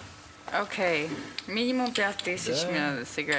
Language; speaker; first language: Russian; early bilingual, heritage; English